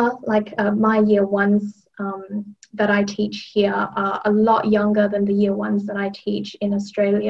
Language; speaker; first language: English; native; English